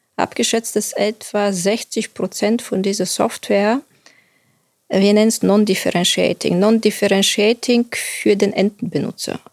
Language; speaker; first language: German; non-native, fluent; Bulgarian